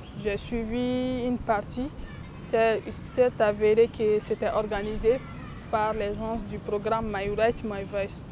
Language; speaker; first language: French; non-native, local second language; Bambara